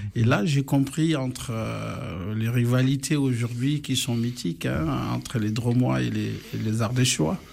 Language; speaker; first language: French; non-native, local second language; Lingala